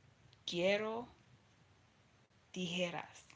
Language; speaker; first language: Spanish; non-native, learner; English